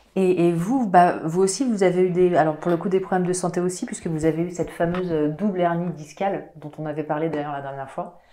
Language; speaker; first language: French; native; French